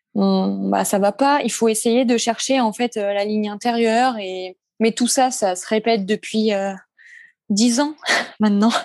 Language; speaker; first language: French; native; French